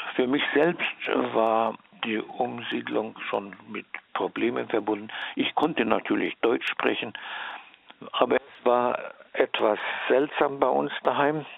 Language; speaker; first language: German; early bilingual, heritage; German